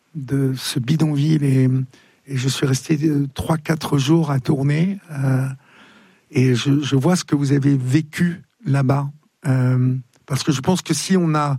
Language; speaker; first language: French; native; French